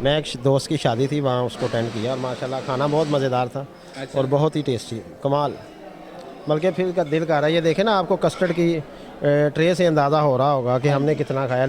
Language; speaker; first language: Urdu; non-native, local second language; Punjabi